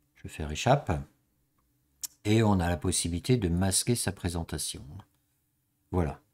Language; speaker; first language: French; native; French